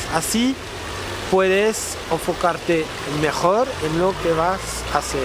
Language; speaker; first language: Spanish; non-native, fluent; French